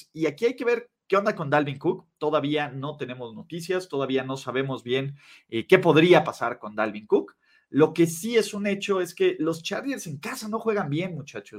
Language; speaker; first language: Spanish; native; Spanish